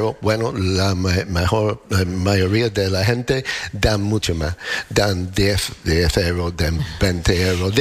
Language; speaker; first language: Spanish; non-native, fluent; English